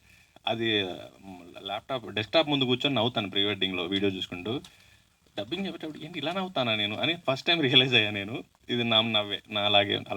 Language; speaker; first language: Telugu; native; Telugu